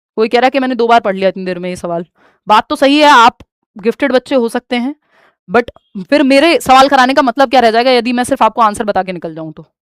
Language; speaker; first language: Hindi; native; Hindi